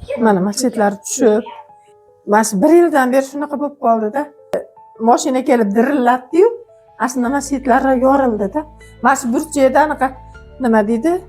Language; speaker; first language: Uzbek; native; Uzbek